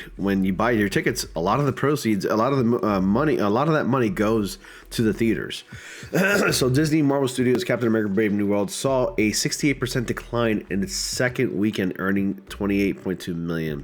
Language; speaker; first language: English; native; English